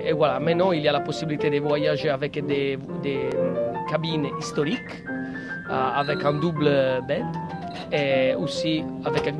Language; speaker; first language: French; non-native, learner; Italian